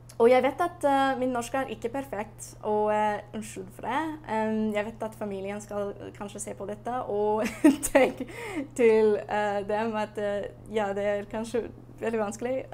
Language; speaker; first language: Norwegian; non-native, learner; English